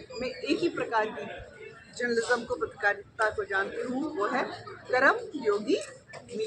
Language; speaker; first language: Hindi; native; Hindi